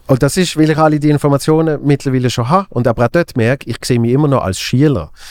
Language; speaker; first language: German; native; German